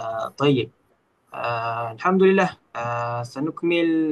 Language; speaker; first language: Arabic; non-native, learner; Malay